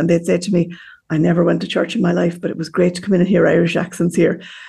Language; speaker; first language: English; native; English